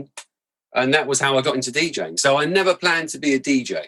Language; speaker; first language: English; native; English